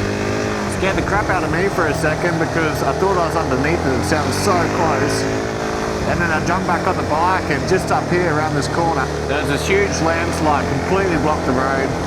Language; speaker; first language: English; native; English